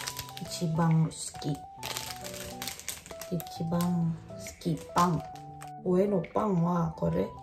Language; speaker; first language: Japanese; non-native, learner; Indonesian